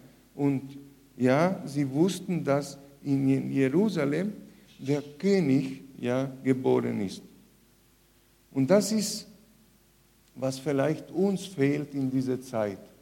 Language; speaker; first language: German; non-native, fluent; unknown